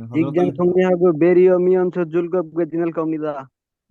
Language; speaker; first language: Korean; non-native, learner; Bangla